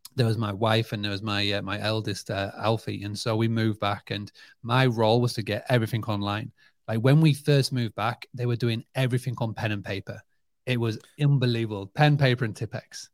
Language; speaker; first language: English; native; English